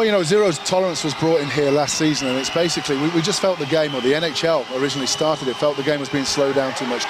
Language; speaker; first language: English; native; English